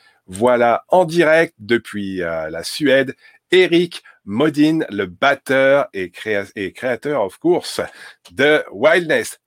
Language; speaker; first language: French; native; French